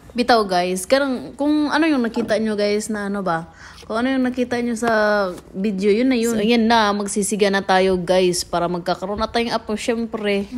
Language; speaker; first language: Filipino; non-native, local second language; Cebuano